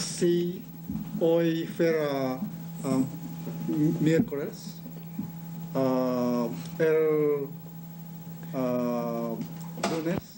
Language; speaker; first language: Spanish; non-native, learner; Japanese